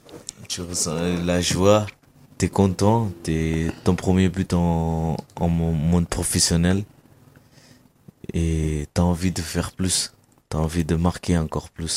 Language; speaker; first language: French; non-native, fluent; Kabuverdianu